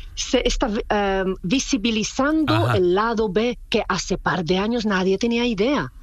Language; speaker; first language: Spanish; non-native, fluent; Czech